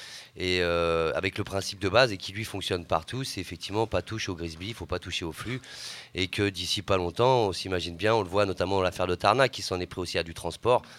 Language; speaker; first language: French; native; French